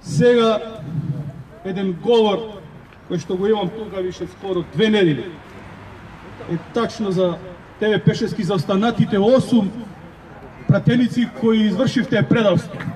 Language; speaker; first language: Macedonian; native; Macedonian